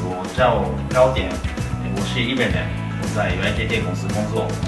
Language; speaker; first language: Chinese; non-native, fluent; Japanese